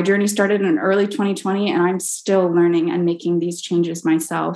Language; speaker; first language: English; native; English